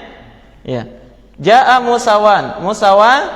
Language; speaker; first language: Arabic; non-native, fluent; Indonesian